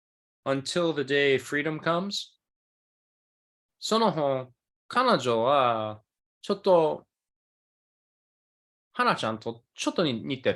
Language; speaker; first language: Japanese; early bilingual, other home language; English